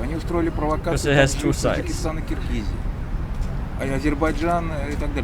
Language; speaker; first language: Russian; native; Russian